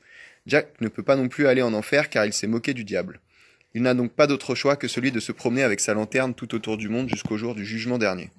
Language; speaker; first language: French; native; French